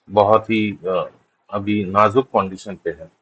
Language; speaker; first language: Hindi; non-native, local second language; Bangla